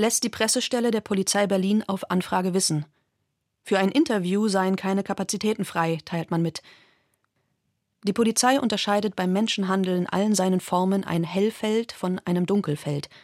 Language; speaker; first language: German; native; German